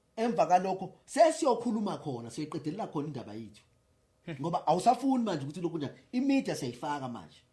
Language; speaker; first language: Zulu; native; Zulu